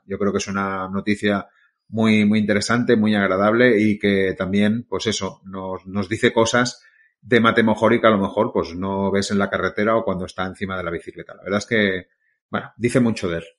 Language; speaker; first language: Spanish; native; Spanish